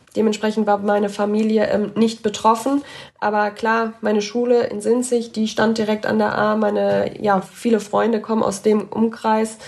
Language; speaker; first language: German; native; German